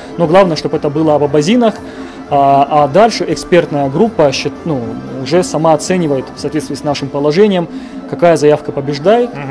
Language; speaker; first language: Russian; native; Russian